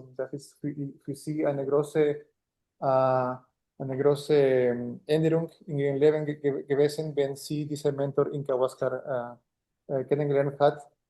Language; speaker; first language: German; non-native, fluent; Spanish